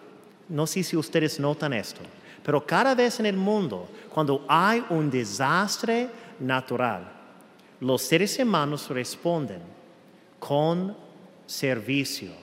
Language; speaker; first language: Spanish; non-native, fluent; English